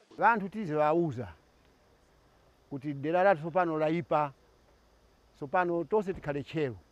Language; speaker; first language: Nyanja; non-native, local second language; Tumbuka